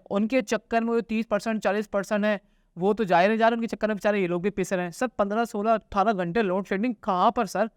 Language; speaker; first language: Urdu; native; Urdu